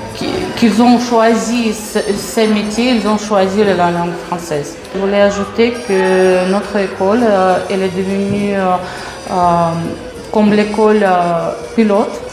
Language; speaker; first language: French; non-native, fluent; Russian